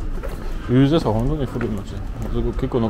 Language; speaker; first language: Japanese; non-native, fluent; French